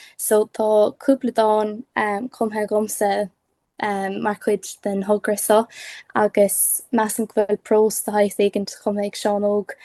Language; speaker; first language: Irish; native; Irish